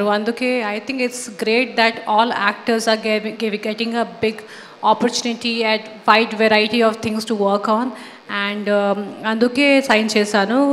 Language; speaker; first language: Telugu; non-native, fluent; Hindi